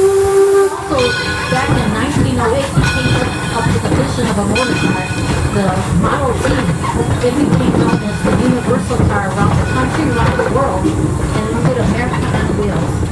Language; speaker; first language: English; native; English